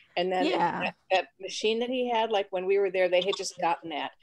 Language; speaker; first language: English; native; English